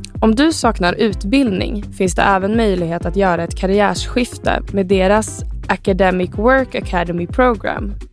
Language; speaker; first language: Swedish; native; Swedish